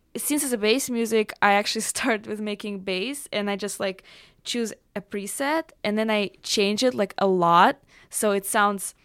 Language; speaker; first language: English; non-native, fluent; Russian